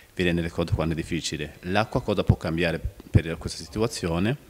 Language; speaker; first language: Italian; non-native, fluent; Rundi